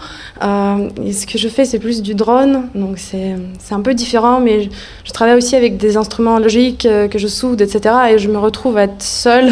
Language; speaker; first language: French; non-native, fluent; Russian